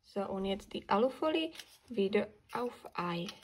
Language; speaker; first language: German; non-native, learner; Czech